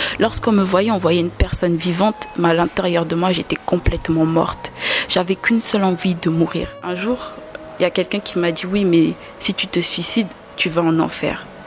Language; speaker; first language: French; early bilingual, other home language; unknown